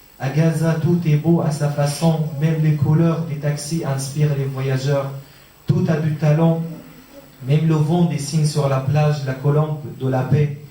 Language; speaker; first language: French; non-native, fluent; Arabic